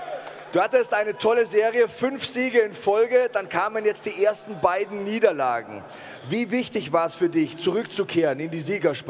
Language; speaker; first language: German; native; German